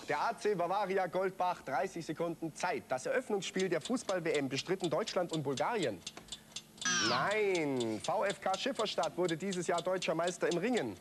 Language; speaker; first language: German; native; German